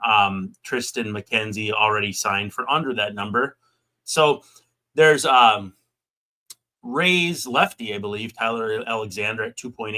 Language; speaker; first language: English; native; English